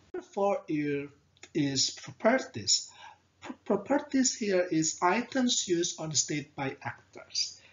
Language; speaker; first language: English; non-native, fluent; Indonesian